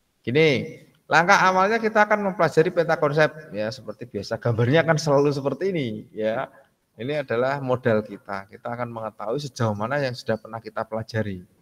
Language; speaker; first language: Indonesian; native; Indonesian